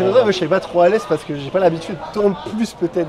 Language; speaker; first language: French; native; French